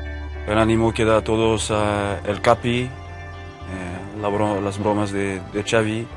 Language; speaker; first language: Spanish; non-native, fluent; French